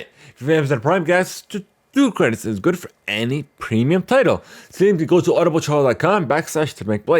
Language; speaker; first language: English; early bilingual, heritage; Arabic